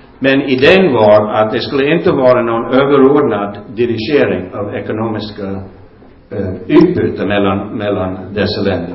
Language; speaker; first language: Swedish; non-native, fluent; English